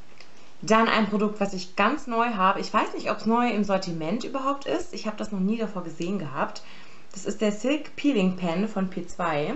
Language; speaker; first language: German; native; German